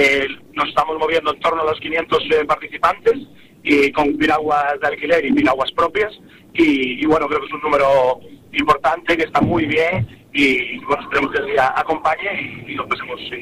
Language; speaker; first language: Spanish; native; Spanish